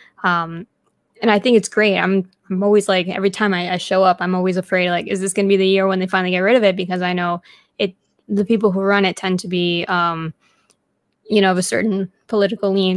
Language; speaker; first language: English; early bilingual, other home language; Spanish